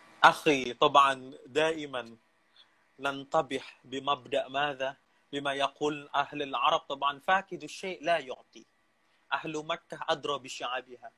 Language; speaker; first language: Arabic; non-native, fluent; Indonesian